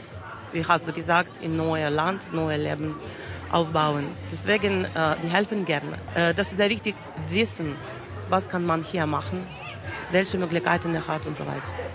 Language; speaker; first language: German; non-native, learner; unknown